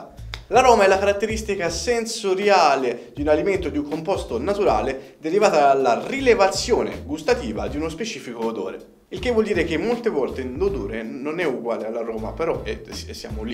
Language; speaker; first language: Italian; native; Italian